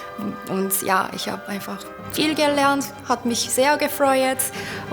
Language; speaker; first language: German; non-native, fluent; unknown